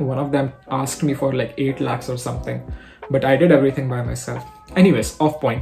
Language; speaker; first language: English; non-native, local second language; Hindi